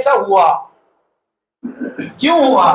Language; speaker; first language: Hindi; non-native, local second language; Telugu